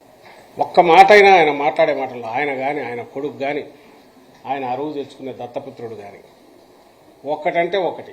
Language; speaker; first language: Telugu; native; Telugu